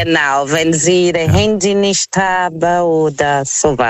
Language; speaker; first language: German; non-native, learner; Portuguese